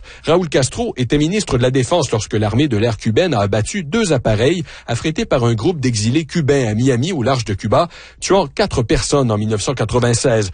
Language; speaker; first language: French; native; French